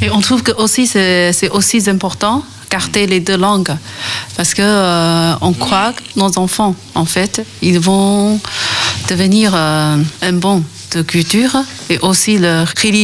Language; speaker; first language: French; non-native, fluent; Chinese